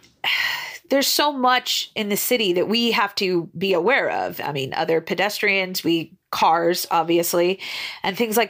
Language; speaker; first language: English; native; English